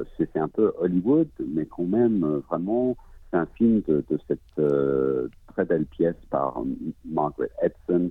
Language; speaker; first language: French; early bilingual, heritage; English